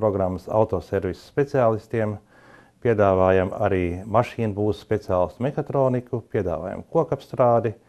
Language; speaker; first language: Latvian; native; Latvian